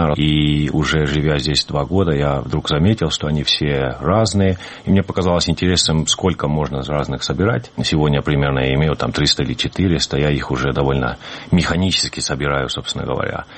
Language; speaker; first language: Russian; native; Russian